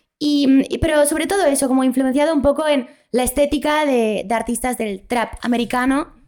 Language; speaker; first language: Spanish; early bilingual, other home language; Polish